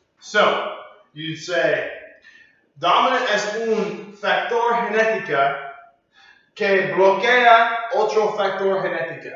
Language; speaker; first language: Spanish; non-native, learner; English